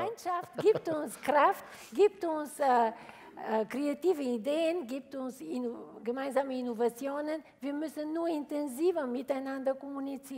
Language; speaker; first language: German; non-native, fluent; Bulgarian